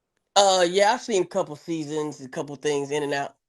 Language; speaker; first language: English; native; English